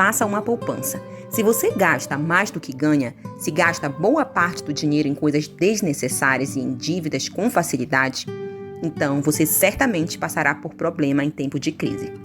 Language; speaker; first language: Portuguese; native; Portuguese